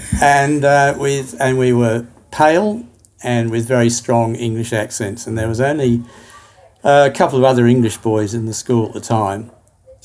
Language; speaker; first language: English; native; English